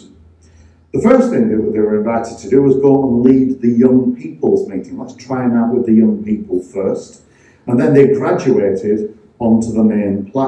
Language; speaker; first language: English; native; English